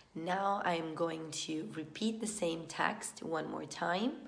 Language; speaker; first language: English; non-native, fluent; Italian